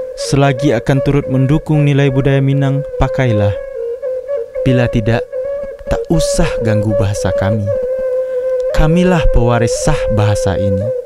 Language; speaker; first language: Indonesian; non-native, local second language; Minangkabau